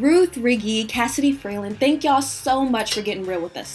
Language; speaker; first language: English; native; English